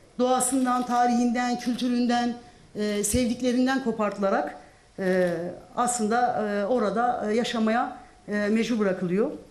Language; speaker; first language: Turkish; non-native, local second language; Zaza